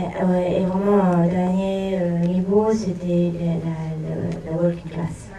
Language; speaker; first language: French; non-native, fluent; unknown